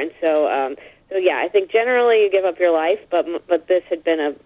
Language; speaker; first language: English; native; English